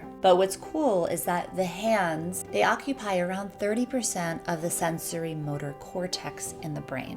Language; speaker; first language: English; native; English